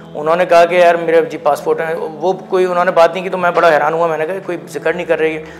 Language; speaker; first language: Urdu; native; Urdu